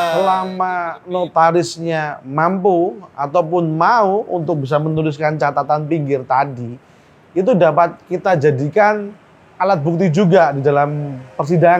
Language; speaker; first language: Indonesian; native; Indonesian